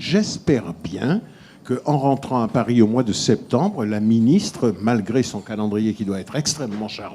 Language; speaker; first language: French; native; French